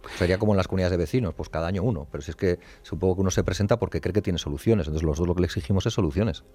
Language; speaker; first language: Spanish; native; Spanish